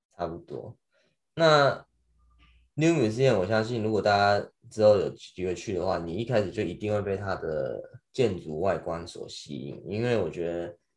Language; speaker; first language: Chinese; native; Chinese